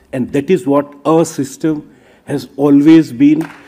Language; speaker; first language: English; non-native, local second language; Hindi